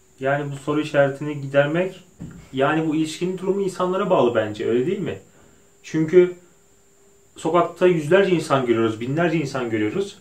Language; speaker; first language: Turkish; native; Turkish